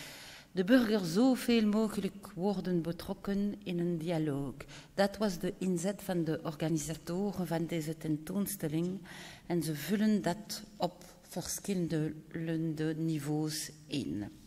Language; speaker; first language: Dutch; non-native, local second language; French